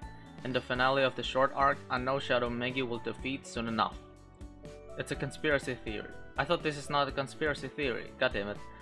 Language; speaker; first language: English; non-native, local second language; Filipino